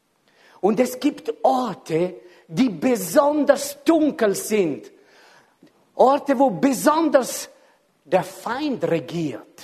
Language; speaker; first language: German; non-native, fluent; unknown